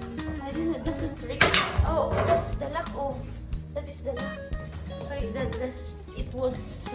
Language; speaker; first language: English; non-native, learner; Japanese